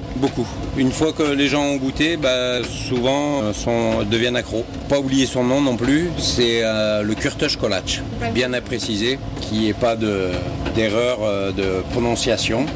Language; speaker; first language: French; native; French